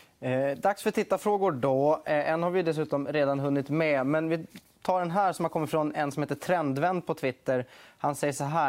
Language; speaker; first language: Swedish; native; Swedish